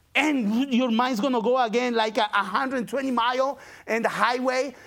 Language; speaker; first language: English; non-native, fluent; Spanish